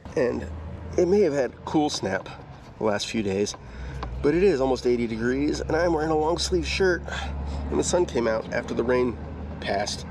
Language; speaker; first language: English; native; English